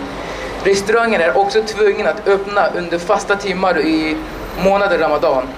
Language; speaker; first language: Swedish; non-native, learner; Uyghur